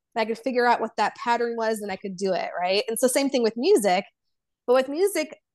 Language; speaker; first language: English; early bilingual, other home language; Polish